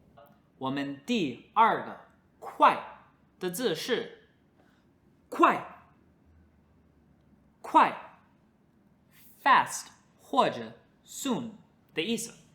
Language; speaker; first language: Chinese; non-native, fluent; English